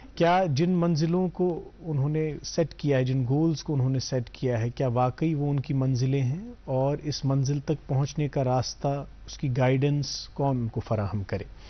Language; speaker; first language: Hindi; non-native, local second language; Kashmiri